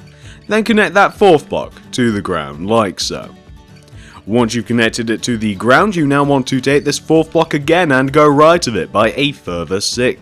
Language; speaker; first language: English; native; English